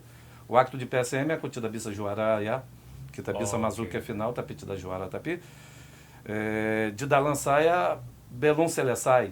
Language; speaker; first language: Indonesian; non-native, fluent; Portuguese